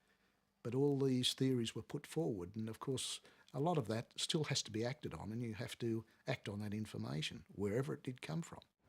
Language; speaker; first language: English; native; English